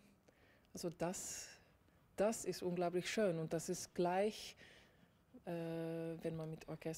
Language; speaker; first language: German; non-native, learner; Dutch